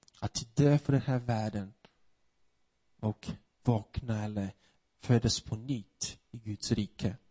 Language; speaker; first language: Swedish; non-native, fluent; Portuguese